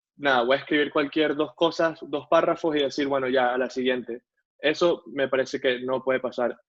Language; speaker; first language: Spanish; native; Spanish